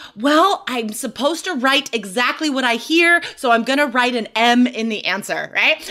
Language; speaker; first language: English; native; English